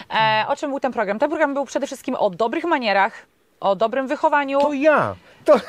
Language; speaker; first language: Polish; native; Polish